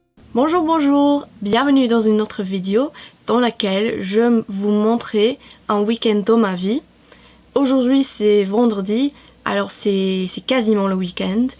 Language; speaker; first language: French; non-native, fluent; English